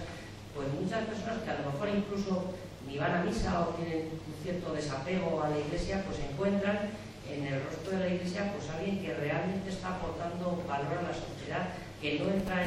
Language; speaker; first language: Spanish; native; Spanish